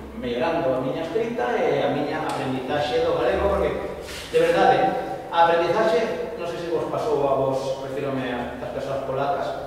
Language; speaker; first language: Galician; non-native, local second language; Spanish